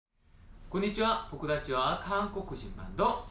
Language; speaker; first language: Japanese; non-native, learner; Korean